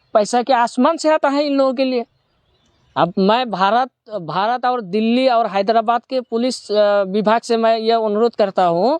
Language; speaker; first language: Hindi; non-native, local second language; Assamese